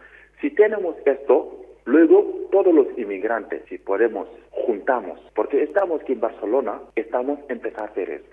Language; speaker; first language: Spanish; non-native, learner; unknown